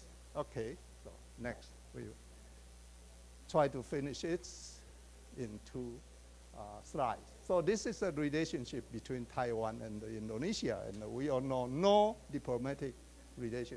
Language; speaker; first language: English; non-native, fluent; Chinese